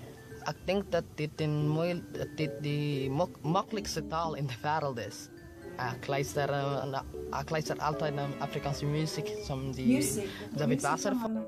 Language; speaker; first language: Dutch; non-native, learner; Filipino